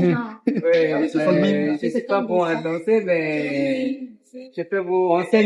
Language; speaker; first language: French; non-native, learner; Korean